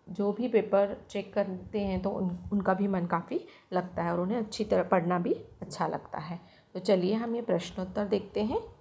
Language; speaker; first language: Hindi; non-native, local second language; Marathi